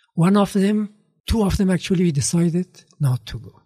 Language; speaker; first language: English; non-native, fluent; Persian